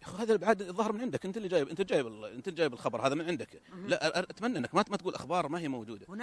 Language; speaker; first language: Arabic; native; Arabic